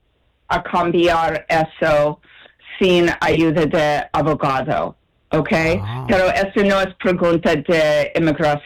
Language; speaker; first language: Spanish; non-native, learner; English